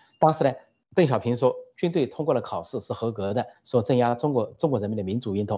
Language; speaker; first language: Chinese; native; Chinese